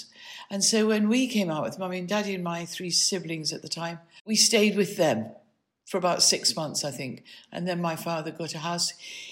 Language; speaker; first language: English; native; English